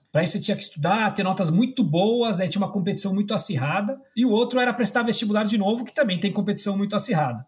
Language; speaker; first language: Portuguese; early bilingual, other home language; Spanish